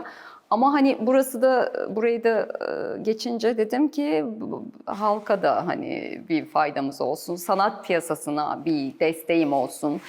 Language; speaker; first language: Turkish; native; Turkish